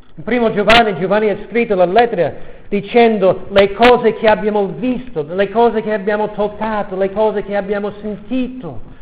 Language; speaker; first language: Italian; non-native, fluent; English